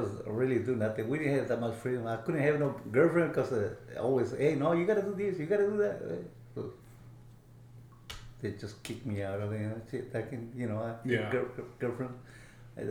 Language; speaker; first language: English; non-native, fluent; Spanish